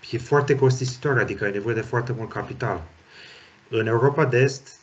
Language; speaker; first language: Romanian; early bilingual, heritage; Romanian